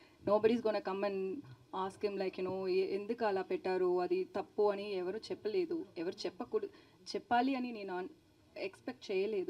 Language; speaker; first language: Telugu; non-native, learner; Tamil